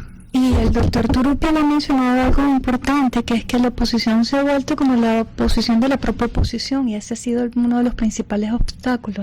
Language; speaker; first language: Spanish; native; Spanish